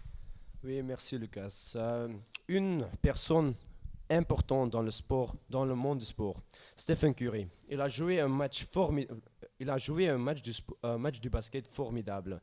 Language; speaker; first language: French; non-native, local second language; Dutch